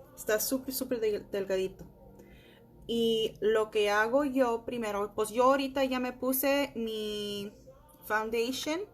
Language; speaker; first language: Spanish; early bilingual, heritage; Spanish